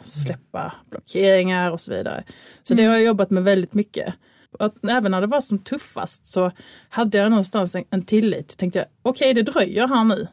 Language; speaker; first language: Swedish; native; Swedish